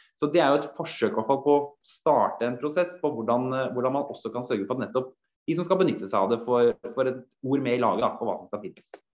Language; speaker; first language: Norwegian; native; Norwegian